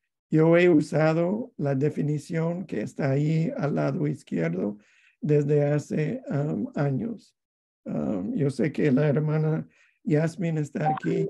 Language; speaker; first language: Spanish; non-native, fluent; English